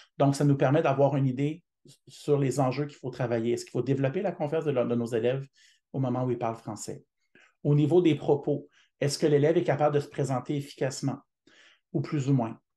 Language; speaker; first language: French; native; French